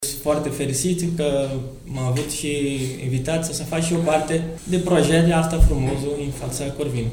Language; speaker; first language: Romanian; non-native, learner; Portuguese